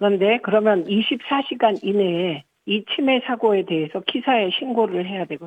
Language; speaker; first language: Korean; native; Korean